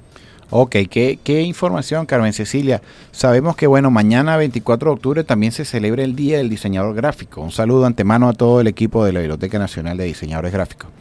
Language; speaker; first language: Spanish; native; Spanish